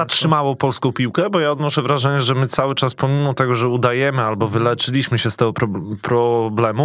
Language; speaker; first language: Polish; native; Polish